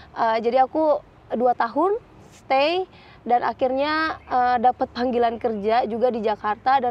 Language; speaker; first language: Indonesian; native; Indonesian